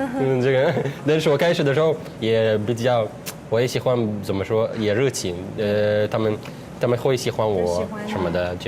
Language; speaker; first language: Chinese; non-native, learner; Arabic